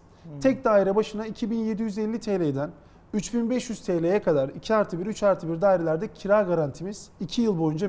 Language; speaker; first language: Turkish; native; Turkish